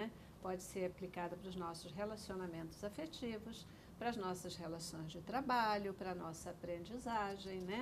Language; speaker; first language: Portuguese; native; Portuguese